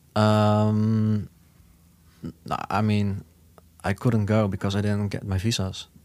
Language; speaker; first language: English; non-native, fluent; Dutch